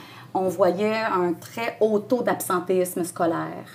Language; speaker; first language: French; native; French